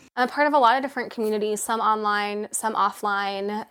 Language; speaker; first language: English; native; English